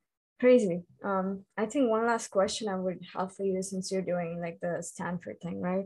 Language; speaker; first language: English; non-native, local second language; Hindi